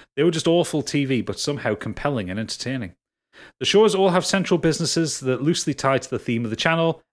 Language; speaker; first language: English; native; English